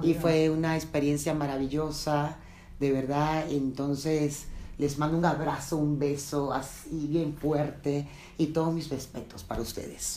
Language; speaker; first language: Spanish; native; Spanish